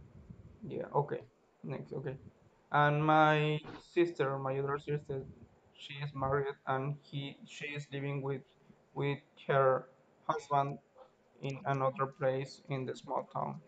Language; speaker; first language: English; non-native, learner; Spanish